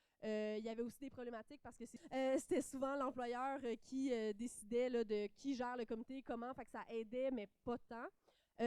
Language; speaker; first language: French; native; French